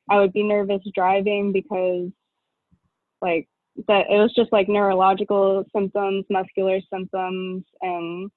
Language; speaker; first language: English; native; English